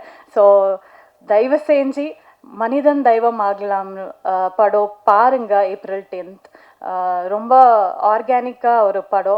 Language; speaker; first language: Tamil; non-native, learner; Kannada